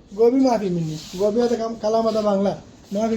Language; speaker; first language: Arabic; non-native, learner; Bangla